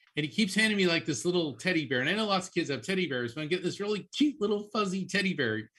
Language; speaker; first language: English; early bilingual, other home language; Italian